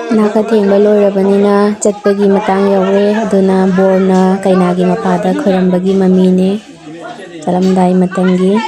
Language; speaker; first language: Manipuri; native; Manipuri